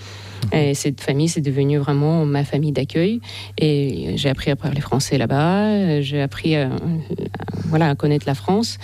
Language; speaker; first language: French; non-native, fluent; Russian